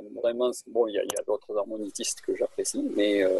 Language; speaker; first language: French; native; French